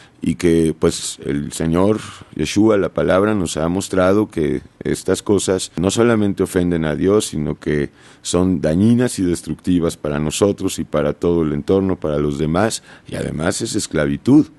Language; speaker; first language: Spanish; native; Spanish